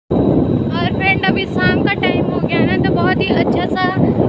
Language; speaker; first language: Hindi; native; Hindi